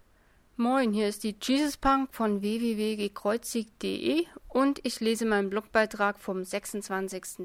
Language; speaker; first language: German; native; German